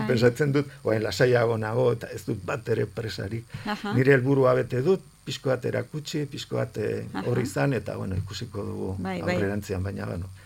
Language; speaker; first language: Basque; non-native, local second language; Spanish